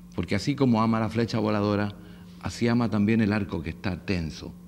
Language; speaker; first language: Spanish; native; Spanish